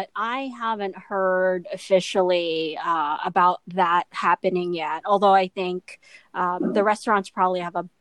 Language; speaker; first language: English; non-native, local second language; Filipino